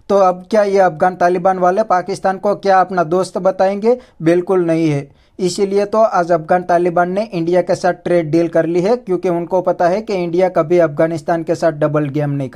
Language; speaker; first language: Hindi; native; Hindi